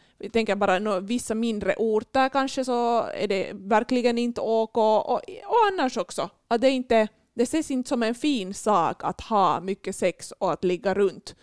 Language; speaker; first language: Swedish; native; Swedish